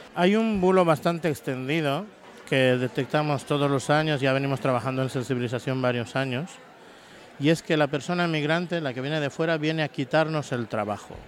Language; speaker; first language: Spanish; native; Spanish